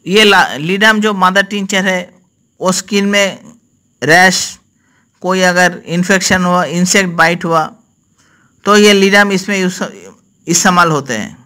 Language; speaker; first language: Hindi; non-native, local second language; Bangla